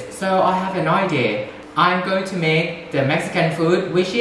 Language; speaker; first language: English; non-native, fluent; Thai